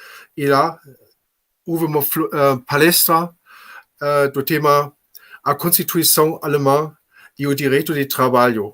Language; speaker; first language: Portuguese; non-native, fluent; German